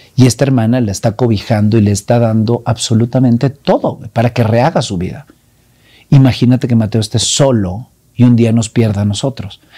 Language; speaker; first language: Spanish; native; Spanish